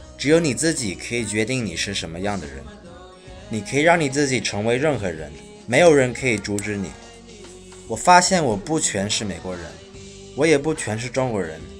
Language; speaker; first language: Chinese; early bilingual, heritage; Chinese